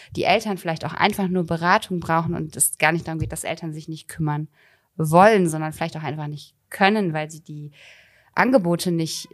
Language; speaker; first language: German; native; German